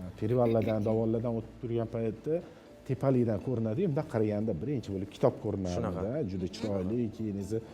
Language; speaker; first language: Uzbek; native; Uzbek